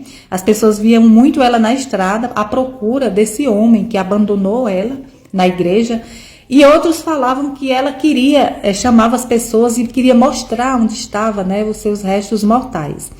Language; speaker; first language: Portuguese; native; Portuguese